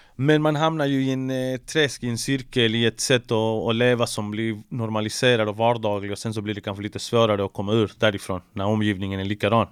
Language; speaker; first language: Swedish; early bilingual, other home language; Spanish